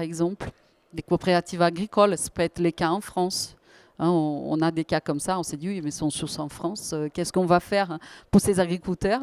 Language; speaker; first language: French; native; French